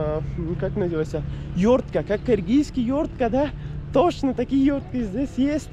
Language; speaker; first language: Russian; non-native, learner; Pashto